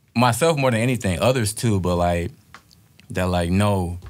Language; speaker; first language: English; native; English